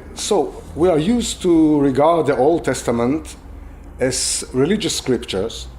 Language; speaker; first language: English; non-native, fluent; Hebrew